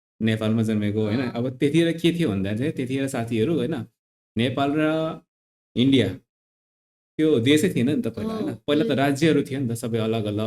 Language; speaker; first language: Nepali; native; Nepali